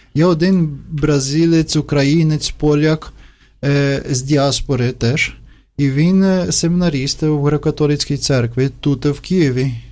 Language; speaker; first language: Ukrainian; non-native, fluent; Portuguese